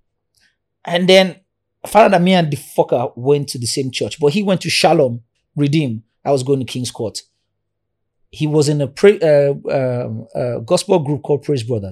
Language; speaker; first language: English; non-native, local second language; Yoruba